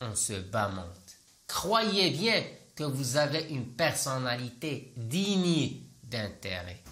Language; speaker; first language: French; non-native, local second language; Arabic